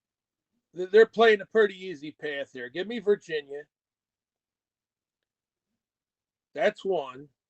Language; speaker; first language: English; native; English